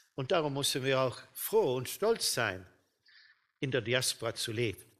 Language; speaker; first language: German; non-native, fluent; Swedish